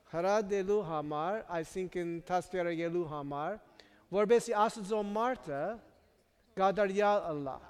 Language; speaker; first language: Armenian; native; Armenian